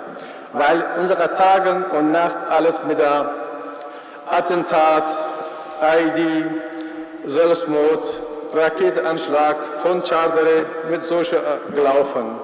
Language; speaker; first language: German; non-native, fluent; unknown